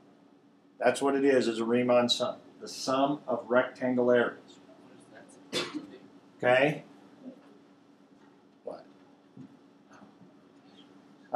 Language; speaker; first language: English; native; English